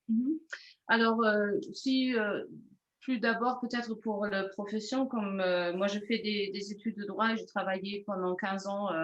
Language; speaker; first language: French; non-native, fluent; German